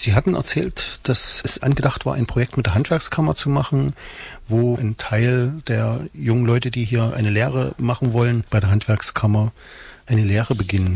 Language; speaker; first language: German; native; German